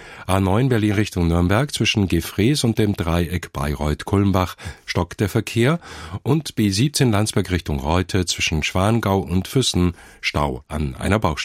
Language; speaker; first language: German; native; German